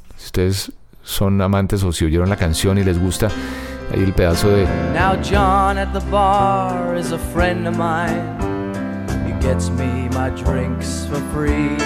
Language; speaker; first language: Spanish; native; Spanish